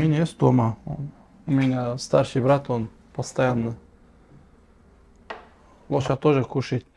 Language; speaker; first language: Russian; non-native, local second language; Kyrgyz